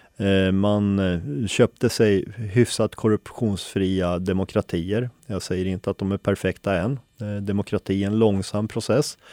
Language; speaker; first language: Swedish; early bilingual, other home language; Finnish